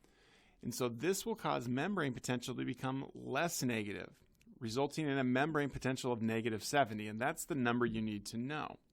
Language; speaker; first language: English; native; English